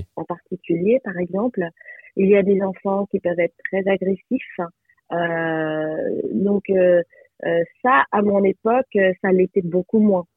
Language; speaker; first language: French; early bilingual, other home language; Japanese